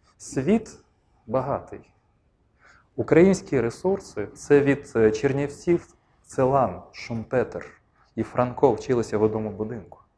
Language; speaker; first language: Ukrainian; non-native, local second language; Russian